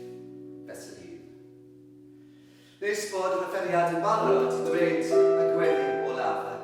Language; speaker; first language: Welsh; non-native, fluent; English